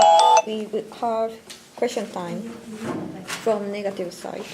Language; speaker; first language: English; non-native, learner; Japanese